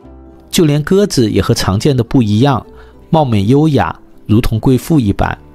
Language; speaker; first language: Chinese; native; Chinese